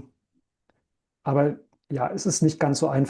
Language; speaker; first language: German; native; German